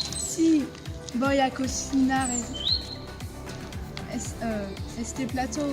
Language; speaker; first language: Spanish; non-native, learner; French